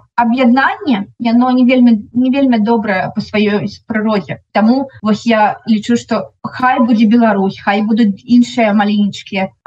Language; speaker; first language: Belarusian; non-native, local second language; Russian